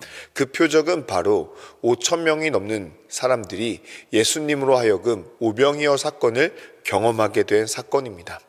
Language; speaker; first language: Korean; native; Korean